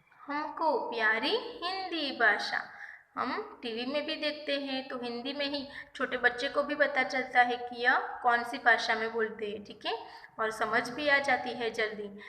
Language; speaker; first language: Hindi; non-native, local second language; Gujarati